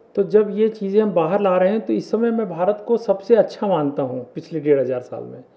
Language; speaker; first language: Hindi; native; Hindi